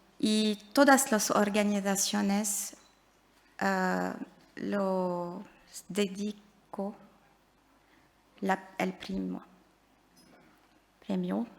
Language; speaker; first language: Spanish; non-native, learner; French